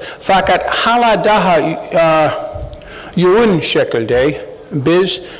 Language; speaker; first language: Turkish; non-native, learner; English